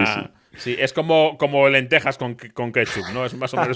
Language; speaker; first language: Spanish; native; Spanish